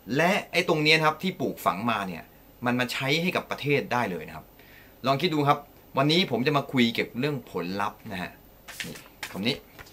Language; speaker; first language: Thai; non-native, fluent; Japanese